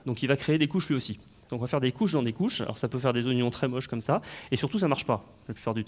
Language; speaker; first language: French; native; French